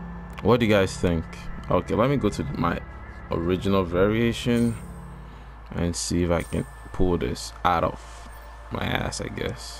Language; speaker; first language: English; native; English